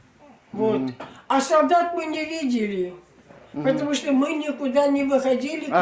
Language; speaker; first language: Russian; native; Russian